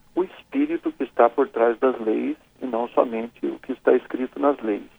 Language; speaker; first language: Portuguese; native; Portuguese